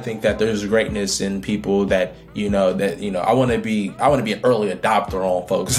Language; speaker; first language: English; native; English